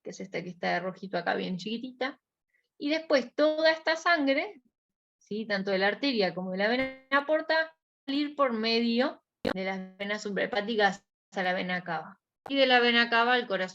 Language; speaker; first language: Spanish; native; Spanish